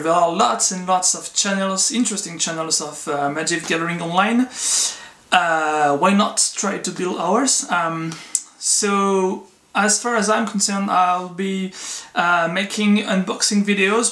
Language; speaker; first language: English; non-native, fluent; French